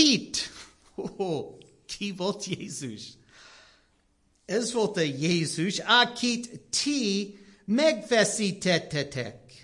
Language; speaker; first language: Hungarian; non-native, learner; English